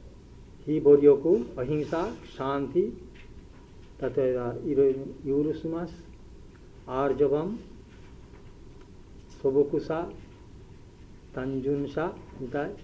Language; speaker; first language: Japanese; non-native, learner; Bangla